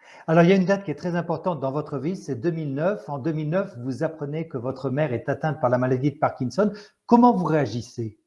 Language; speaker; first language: French; native; French